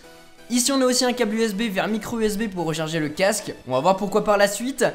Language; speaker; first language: French; native; French